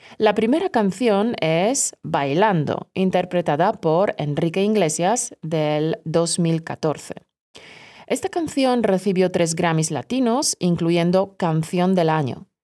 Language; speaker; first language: Spanish; non-native, fluent; Polish